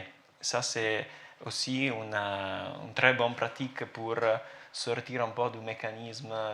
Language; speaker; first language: French; non-native, fluent; Italian